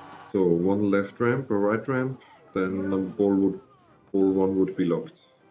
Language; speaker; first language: English; non-native, fluent; German